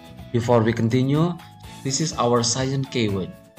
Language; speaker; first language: English; non-native, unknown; Indonesian